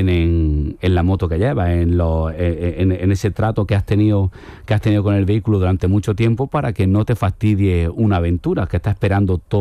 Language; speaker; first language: Spanish; native; Spanish